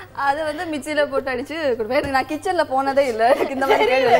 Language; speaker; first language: Tamil; non-native, local second language; Malayalam